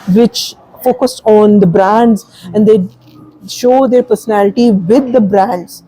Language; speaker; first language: English; non-native, local second language; Urdu